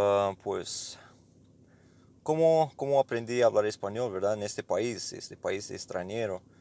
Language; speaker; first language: Spanish; non-native, learner; English